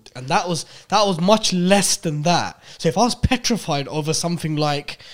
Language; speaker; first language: English; native; English